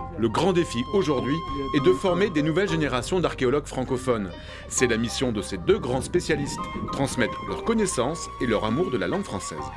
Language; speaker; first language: French; native; French